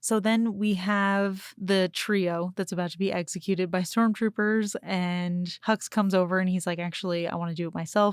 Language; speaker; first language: English; native; English